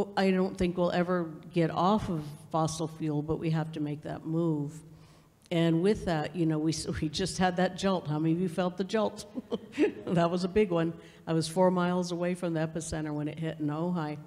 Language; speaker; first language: English; native; English